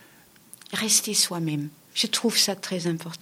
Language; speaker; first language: French; native; French